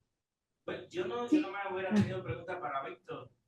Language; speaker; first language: Spanish; native; Spanish